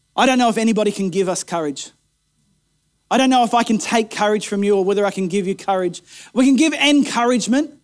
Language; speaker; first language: English; native; English